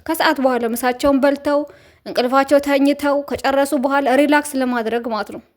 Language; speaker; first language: Amharic; native; Amharic